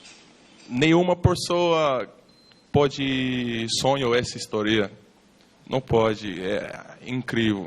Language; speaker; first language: Portuguese; non-native, learner; English